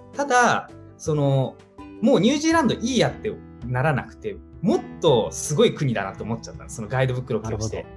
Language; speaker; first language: Japanese; native; Japanese